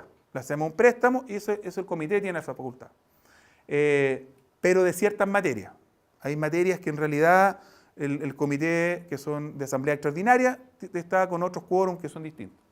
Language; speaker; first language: Spanish; native; Spanish